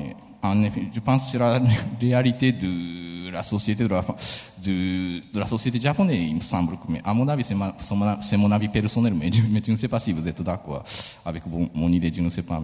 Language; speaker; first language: French; non-native, fluent; Japanese